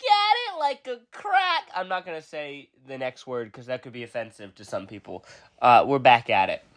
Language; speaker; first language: English; native; English